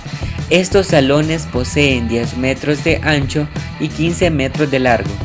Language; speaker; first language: Spanish; native; Spanish